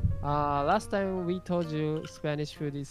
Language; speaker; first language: English; non-native, learner; Japanese